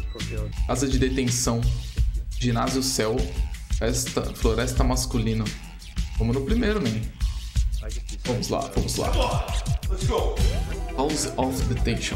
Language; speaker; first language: Portuguese; native; Portuguese